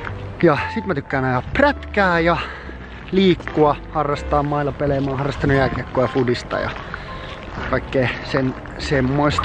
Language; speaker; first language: Finnish; native; Finnish